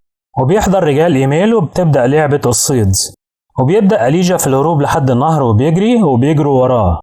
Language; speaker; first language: Arabic; native; Arabic